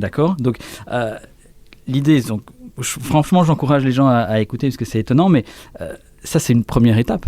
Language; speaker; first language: French; native; French